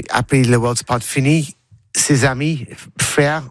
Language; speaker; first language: French; non-native, learner; English